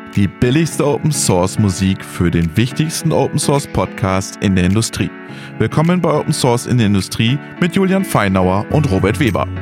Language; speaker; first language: German; native; German